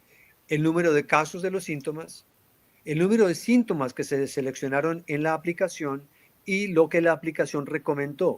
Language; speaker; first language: Spanish; native; Spanish